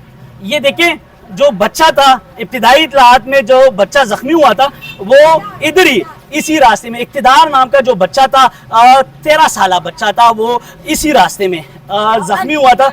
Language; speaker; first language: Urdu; non-native, local second language; Pashto